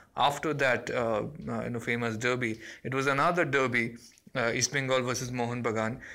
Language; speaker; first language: English; non-native, local second language; Bangla